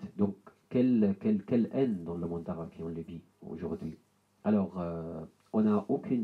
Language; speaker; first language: French; non-native, learner; Arabic